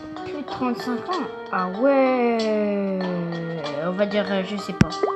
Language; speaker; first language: French; native; French